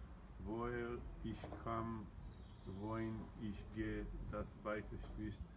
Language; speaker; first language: German; non-native, learner; Hebrew